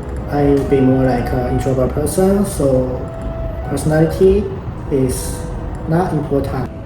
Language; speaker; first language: English; non-native, fluent; Japanese